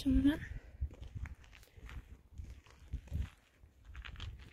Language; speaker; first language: Korean; non-native, learner; Kazakh